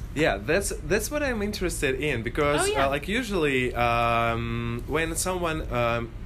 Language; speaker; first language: English; non-native, fluent; Russian